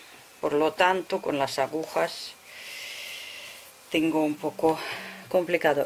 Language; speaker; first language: Spanish; non-native, fluent; Russian